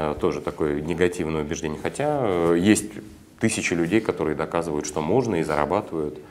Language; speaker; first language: Russian; native; Russian